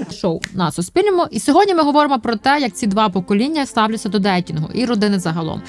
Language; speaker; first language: Ukrainian; native; Ukrainian